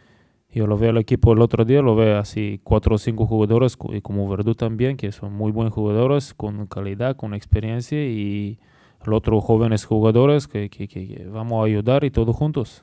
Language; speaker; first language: Spanish; non-native, learner; Bulgarian